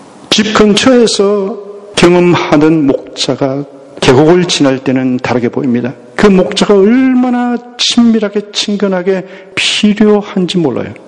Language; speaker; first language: Korean; native; Korean